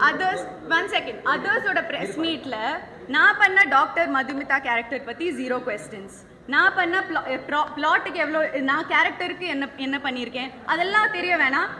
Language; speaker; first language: Tamil; non-native, local second language; Malayalam